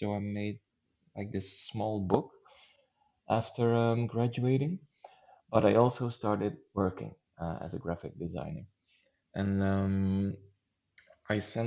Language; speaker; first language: English; non-native, fluent; Dutch